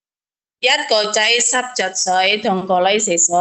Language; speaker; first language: Cantonese; non-native, learner; Indonesian